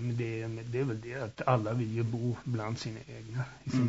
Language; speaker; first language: Swedish; early bilingual, heritage; Swedish